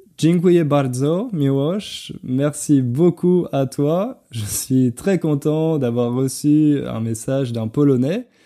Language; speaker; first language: French; native; French